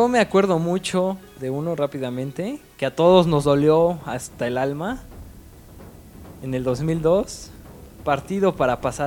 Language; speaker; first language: Spanish; native; Spanish